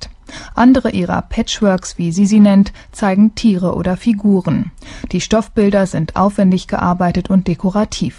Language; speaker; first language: German; native; German